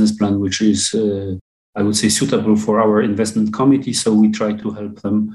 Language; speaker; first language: English; non-native, fluent; Polish